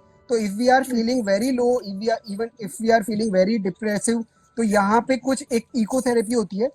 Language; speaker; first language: Hindi; native; Hindi